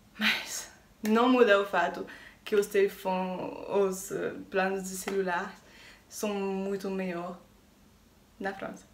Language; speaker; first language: Portuguese; non-native, learner; French